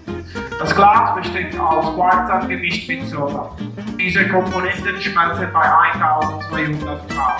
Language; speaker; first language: German; non-native, fluent; Italian